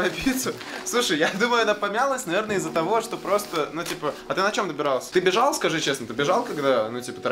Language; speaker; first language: Russian; native; Russian